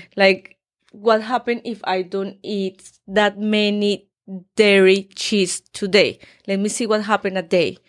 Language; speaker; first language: English; non-native, learner; Spanish